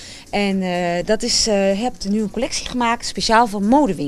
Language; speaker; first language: Dutch; native; Dutch